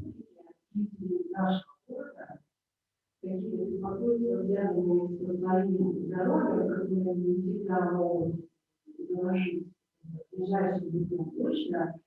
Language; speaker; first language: Russian; native; Russian